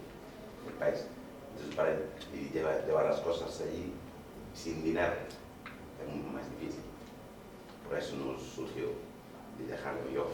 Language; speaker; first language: Spanish; non-native, fluent; Wolof